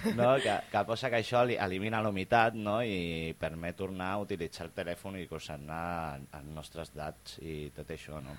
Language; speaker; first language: Catalan; non-native, local second language; Spanish